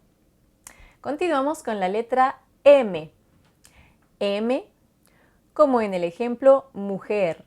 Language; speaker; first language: Spanish; non-native, fluent; French